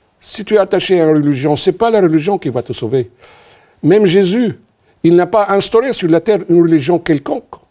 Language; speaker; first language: French; non-native, local second language; Arabic